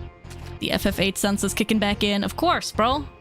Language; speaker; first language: English; native; English